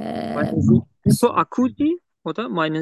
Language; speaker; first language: German; non-native, learner; Turkish